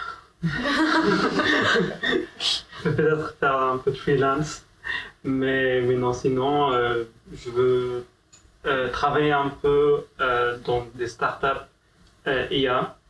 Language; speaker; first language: French; non-native, fluent; Arabic